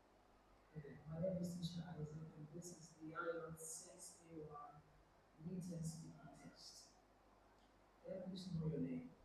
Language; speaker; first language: English; non-native, fluent; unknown